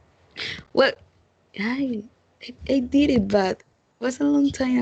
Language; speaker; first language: English; non-native, learner; Spanish